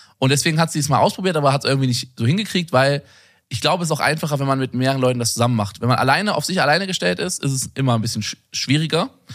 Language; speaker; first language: German; native; German